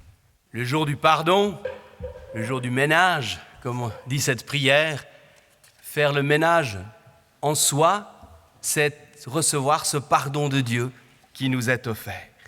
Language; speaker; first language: French; native; French